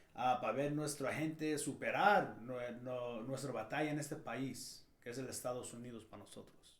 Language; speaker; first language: Spanish; early bilingual, heritage; Spanish